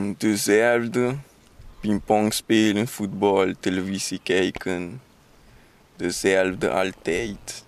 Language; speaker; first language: Dutch; non-native, learner; Papiamento